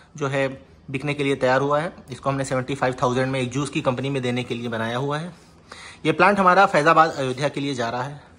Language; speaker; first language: Hindi; native; Hindi